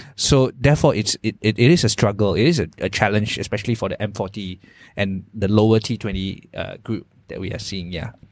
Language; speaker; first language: English; non-native, local second language; Chinese